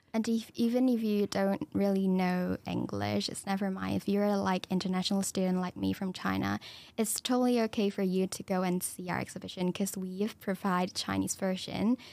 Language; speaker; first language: English; non-native, local second language; Cantonese